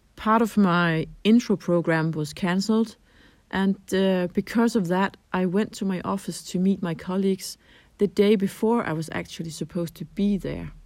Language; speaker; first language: English; non-native, fluent; Danish